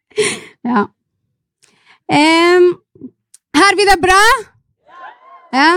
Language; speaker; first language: Norwegian; non-native, fluent; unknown